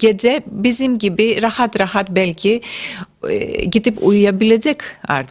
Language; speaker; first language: Turkish; non-native, fluent; Greek